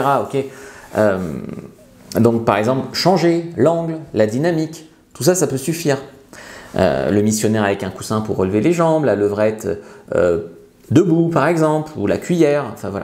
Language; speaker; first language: French; native; French